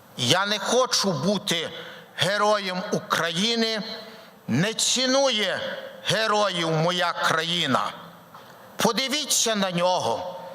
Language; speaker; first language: Ukrainian; early bilingual, heritage; Ukrainian